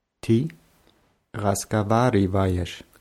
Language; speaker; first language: Russian; non-native, learner; German